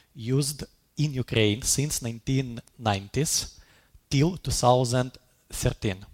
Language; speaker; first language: English; non-native, fluent; Russian